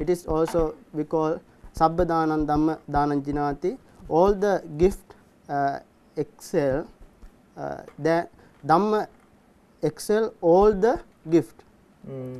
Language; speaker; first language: English; non-native, learner; Sinhala